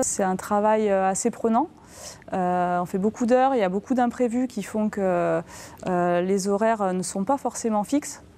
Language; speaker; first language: French; native; French